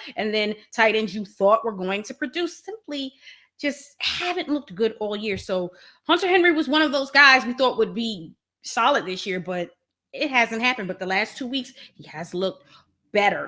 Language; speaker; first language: English; native; English